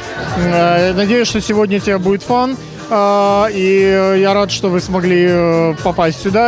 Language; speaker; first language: Russian; native; Russian